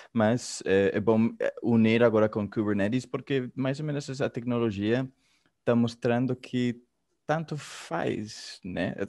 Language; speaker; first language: Portuguese; non-native, fluent; Spanish